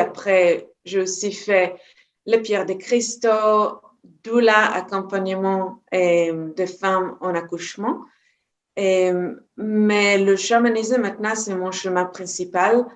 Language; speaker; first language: French; non-native, fluent; Hebrew